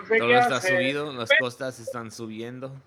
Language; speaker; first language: Spanish; non-native, learner; English